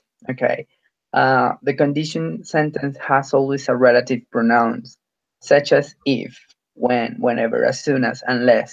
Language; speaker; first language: English; non-native, fluent; Spanish